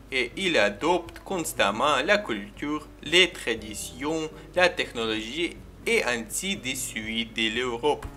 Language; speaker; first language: French; non-native, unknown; Ukrainian